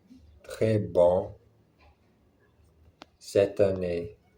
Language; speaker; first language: French; non-native, learner; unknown